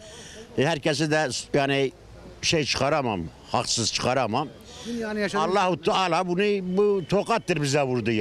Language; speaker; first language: Turkish; native; Turkish